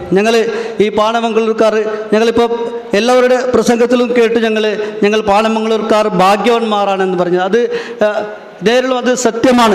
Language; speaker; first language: Malayalam; non-native, local second language; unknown